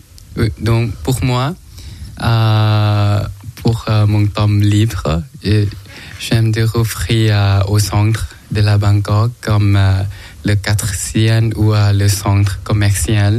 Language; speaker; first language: French; non-native, learner; Thai